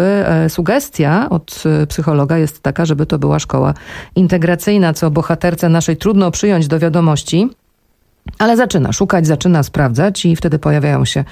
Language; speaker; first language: Polish; native; Polish